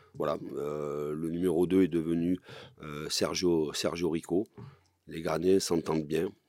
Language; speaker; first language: French; native; French